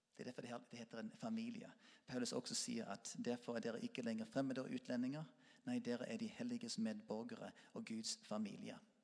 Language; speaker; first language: Norwegian; non-native, fluent; English